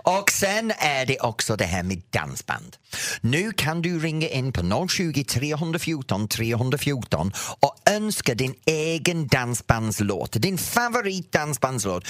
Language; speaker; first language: Swedish; non-native, fluent; English